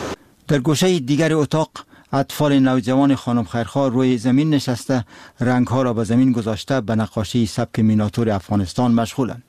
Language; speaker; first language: Persian; native; Persian